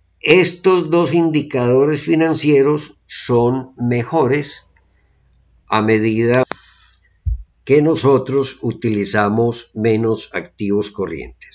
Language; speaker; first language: Spanish; native; Spanish